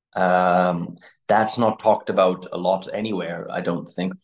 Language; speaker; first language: English; native; English